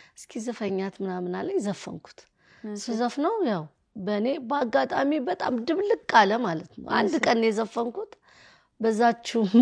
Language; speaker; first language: Amharic; native; Amharic